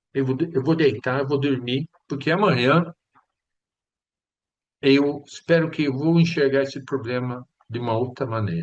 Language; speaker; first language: Portuguese; non-native, fluent; Swedish